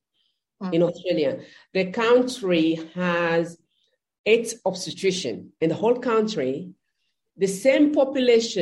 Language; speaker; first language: English; non-native, local second language; Krio